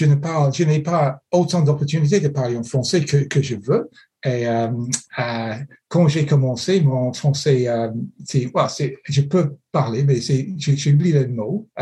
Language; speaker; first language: French; non-native, fluent; English